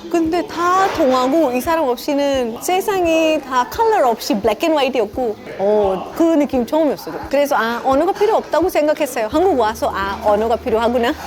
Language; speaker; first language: Korean; non-native, fluent; Hindi